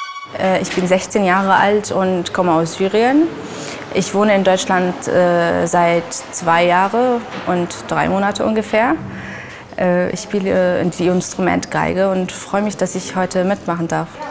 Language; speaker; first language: German; non-native, learner; Arabic